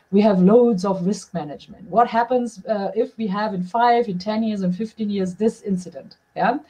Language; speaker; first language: English; non-native, fluent; German